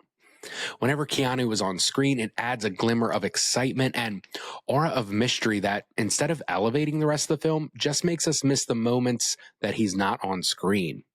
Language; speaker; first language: English; native; English